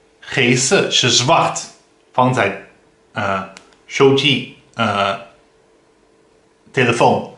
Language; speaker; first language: Chinese; non-native, fluent; Dutch